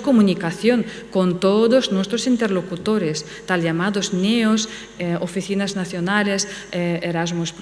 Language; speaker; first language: Spanish; non-native, fluent; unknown